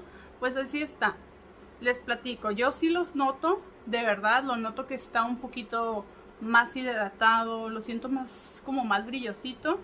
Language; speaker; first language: Spanish; native; Spanish